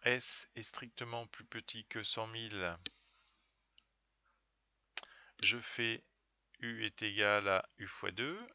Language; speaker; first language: French; native; French